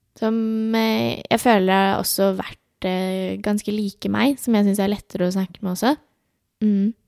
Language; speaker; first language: Norwegian; early bilingual, other home language; Urdu